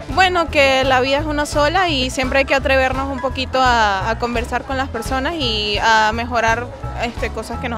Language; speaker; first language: Spanish; native; Spanish